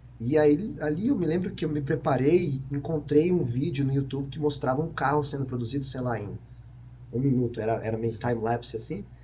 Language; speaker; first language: Portuguese; native; Portuguese